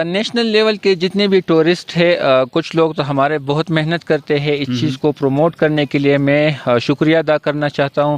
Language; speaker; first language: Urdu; non-native, local second language; Pashto